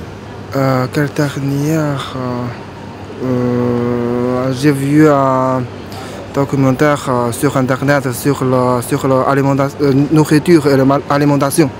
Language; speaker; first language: French; non-native, learner; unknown